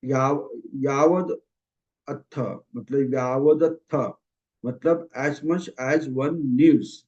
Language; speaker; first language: Hindi; non-native, local second language; Marathi